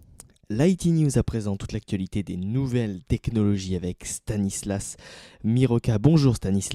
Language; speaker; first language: French; native; French